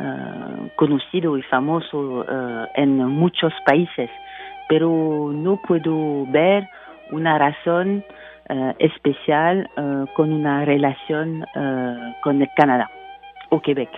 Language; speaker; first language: Spanish; non-native, fluent; French